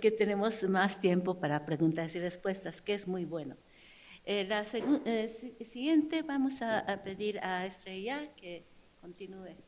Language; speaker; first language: Spanish; non-native, fluent; Japanese